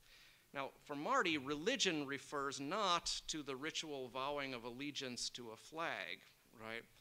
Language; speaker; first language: English; native; English